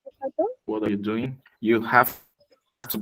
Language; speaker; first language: English; non-native, learner; Spanish